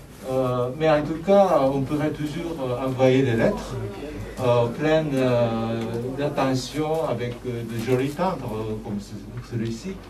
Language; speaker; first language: French; non-native, fluent; Japanese